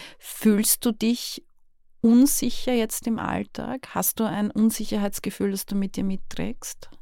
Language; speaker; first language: German; native; German